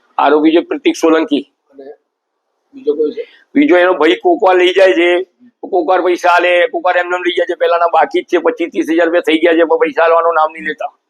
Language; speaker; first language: Gujarati; non-native, local second language; Sindhi